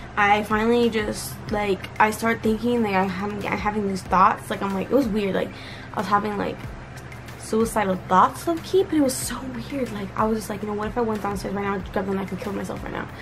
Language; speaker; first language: English; early bilingual, other home language; Spanish